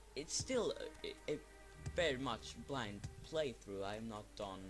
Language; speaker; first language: English; non-native, fluent; Swedish